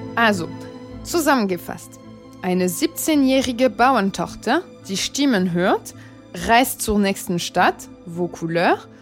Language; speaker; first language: German; non-native, fluent; French